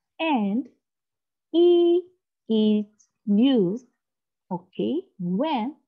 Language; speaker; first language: English; non-native, learner; Korean